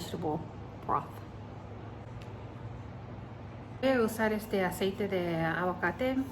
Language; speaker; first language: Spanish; early bilingual, heritage; Spanish